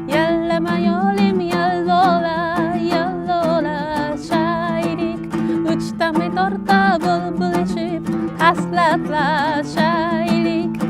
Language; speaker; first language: Uzbek; non-native, fluent; Japanese